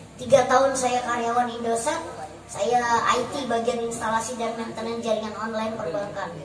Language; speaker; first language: Indonesian; native; Indonesian